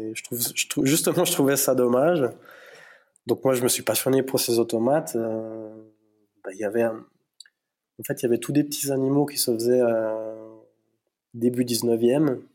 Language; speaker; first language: French; native; French